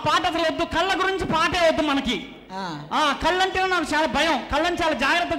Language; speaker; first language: Telugu; native; Telugu